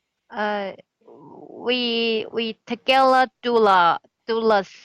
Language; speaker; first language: English; non-native, learner; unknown